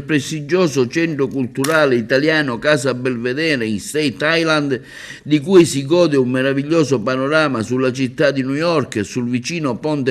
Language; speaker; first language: Italian; native; Italian